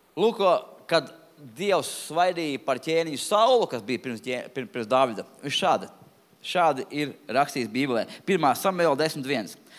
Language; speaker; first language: Latvian; non-native, local second language; Russian